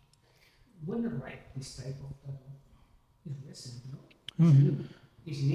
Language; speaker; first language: English; non-native, learner; Spanish